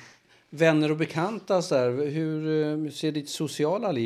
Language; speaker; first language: Swedish; native; Swedish